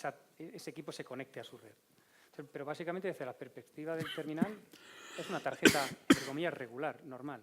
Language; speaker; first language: Spanish; native; Spanish